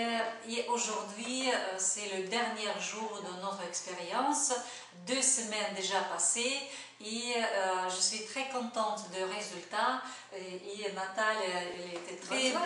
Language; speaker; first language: French; non-native, fluent; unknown